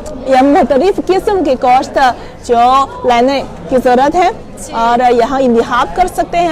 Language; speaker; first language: Hindi; non-native, learner; Chinese